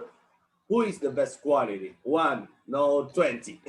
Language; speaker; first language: English; non-native, learner; Spanish